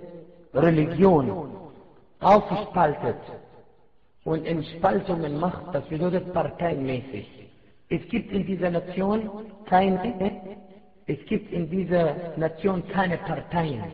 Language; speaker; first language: German; non-native, fluent; Arabic